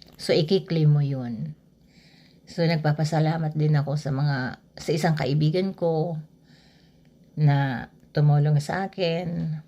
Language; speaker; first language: Filipino; native; Filipino